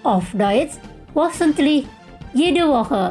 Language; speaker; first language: German; non-native, fluent; Indonesian